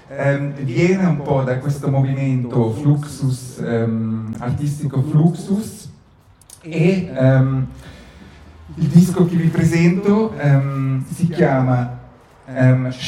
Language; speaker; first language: Italian; native; Italian